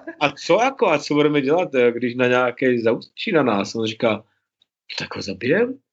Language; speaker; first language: Czech; early bilingual, heritage; Czech